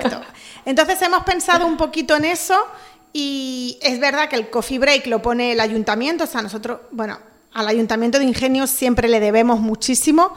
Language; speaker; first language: Spanish; native; Spanish